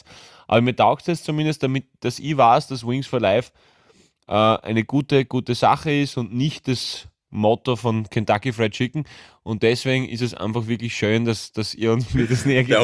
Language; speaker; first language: German; native; German